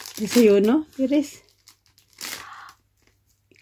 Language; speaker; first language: Spanish; non-native, fluent; Filipino